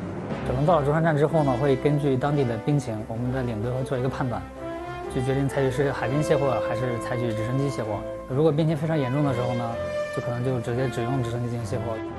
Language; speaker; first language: Chinese; native; Chinese